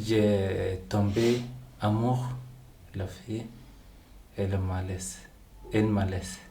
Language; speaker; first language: French; non-native, learner; Arabic